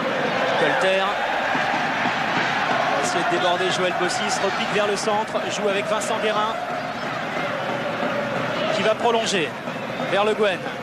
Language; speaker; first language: French; native; French